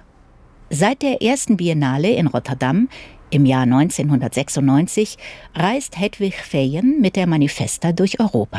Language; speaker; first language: German; native; German